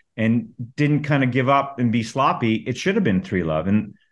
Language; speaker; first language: English; native; English